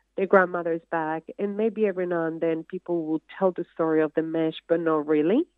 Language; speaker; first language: English; non-native, fluent; Spanish